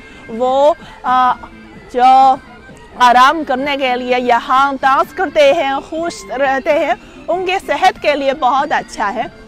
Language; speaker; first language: Hindi; non-native, fluent; Chinese